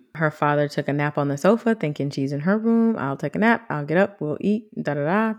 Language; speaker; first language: English; native; English